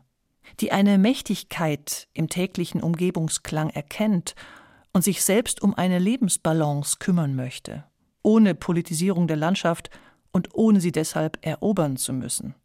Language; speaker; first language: German; native; German